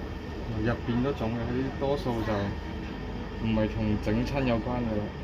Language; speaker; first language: Cantonese; native; Cantonese